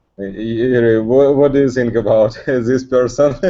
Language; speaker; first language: English; non-native, learner; Russian